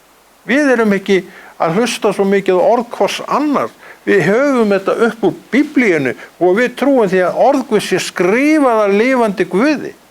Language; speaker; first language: Icelandic; native; Icelandic